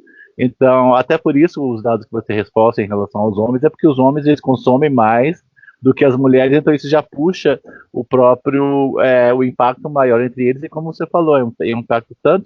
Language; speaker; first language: Portuguese; native; Portuguese